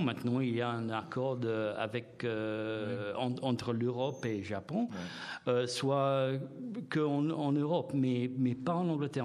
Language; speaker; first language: French; non-native, fluent; English